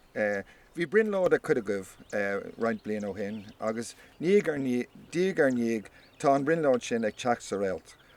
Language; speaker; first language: Irish; non-native, local second language; English